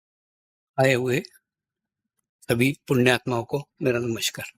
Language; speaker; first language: Hindi; native; Hindi